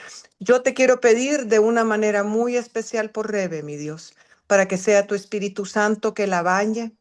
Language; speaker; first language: Spanish; native; Spanish